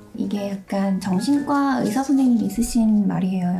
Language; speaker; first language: Korean; native; Korean